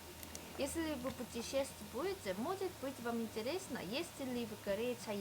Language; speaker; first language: Russian; non-native, fluent; Korean